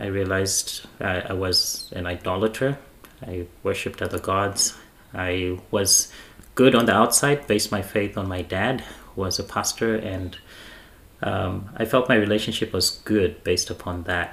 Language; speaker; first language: English; non-native, local second language; Shona